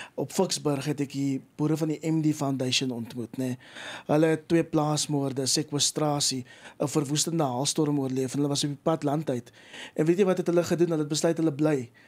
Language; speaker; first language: Afrikaans; native; Afrikaans